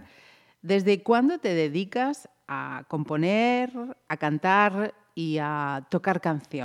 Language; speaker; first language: Spanish; native; Spanish